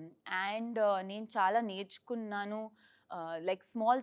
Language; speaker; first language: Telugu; non-native, learner; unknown